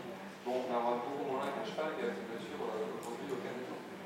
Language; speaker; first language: French; native; French